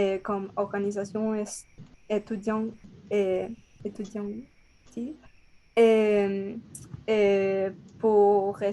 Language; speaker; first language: French; non-native, learner; Spanish